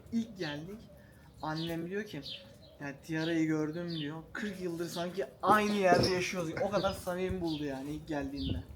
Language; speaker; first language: Turkish; native; Turkish